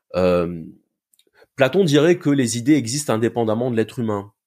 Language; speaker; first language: French; native; French